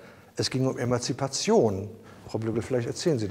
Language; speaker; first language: German; native; German